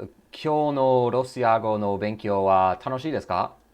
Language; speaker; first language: Japanese; non-native, learner; English